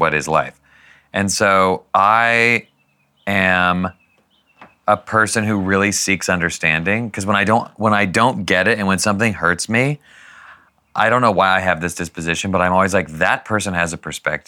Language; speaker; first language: English; native; English